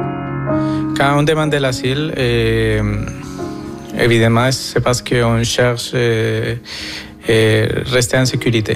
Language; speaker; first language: French; non-native, fluent; Spanish